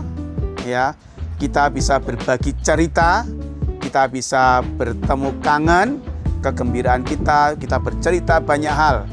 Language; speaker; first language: Indonesian; non-native, local second language; Javanese